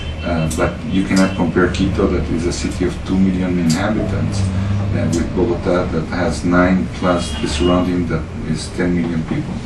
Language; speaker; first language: English; non-native, learner; Spanish